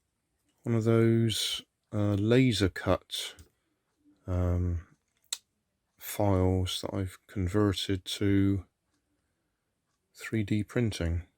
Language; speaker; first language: English; native; English